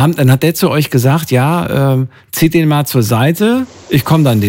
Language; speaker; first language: German; native; German